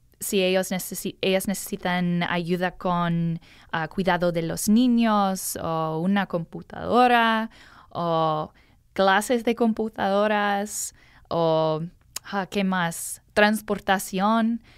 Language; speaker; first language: Spanish; non-native, learner; English